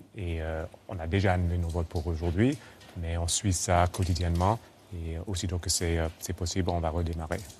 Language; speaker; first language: French; non-native, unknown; English